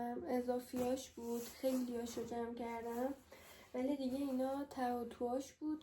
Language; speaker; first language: Persian; native; Persian